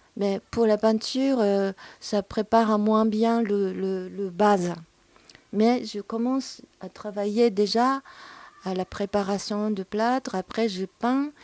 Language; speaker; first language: French; non-native, fluent; Japanese